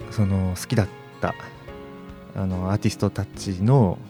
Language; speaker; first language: Japanese; native; Japanese